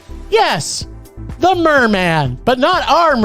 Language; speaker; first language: English; native; English